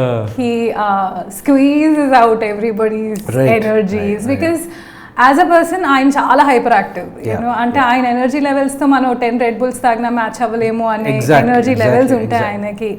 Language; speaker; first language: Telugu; native; Telugu